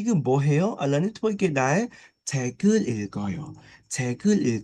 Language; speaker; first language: Korean; non-native, fluent; Khmer